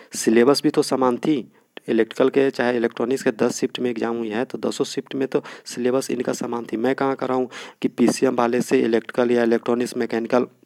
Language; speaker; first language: Hindi; native; Hindi